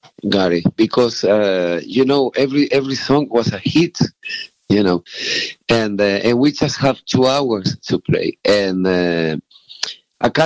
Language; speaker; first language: English; non-native, fluent; Spanish